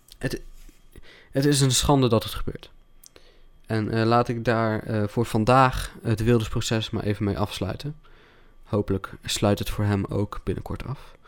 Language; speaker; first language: Dutch; native; Dutch